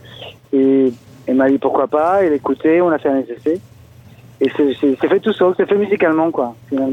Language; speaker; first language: French; non-native, fluent; Spanish